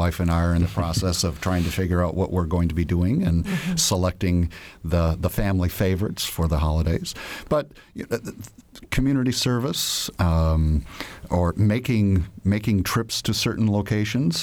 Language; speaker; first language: English; native; English